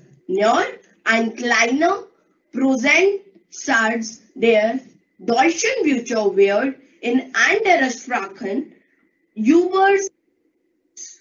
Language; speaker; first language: German; non-native, learner; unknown